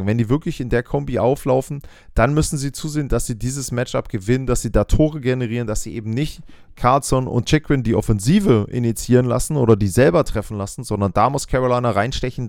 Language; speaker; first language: German; native; German